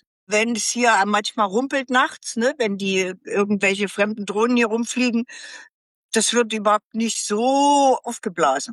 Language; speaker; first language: German; native; German